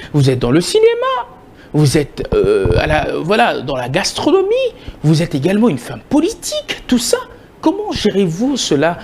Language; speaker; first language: French; non-native, local second language; Lingala